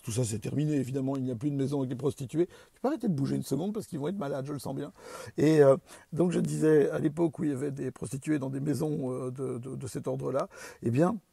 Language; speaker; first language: French; native; French